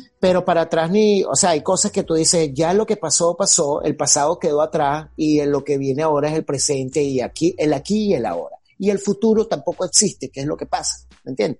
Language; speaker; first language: Spanish; native; Spanish